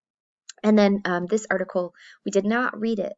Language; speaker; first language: English; native; English